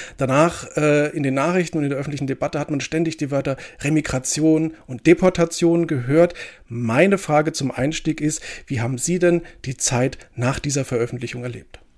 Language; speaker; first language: German; native; German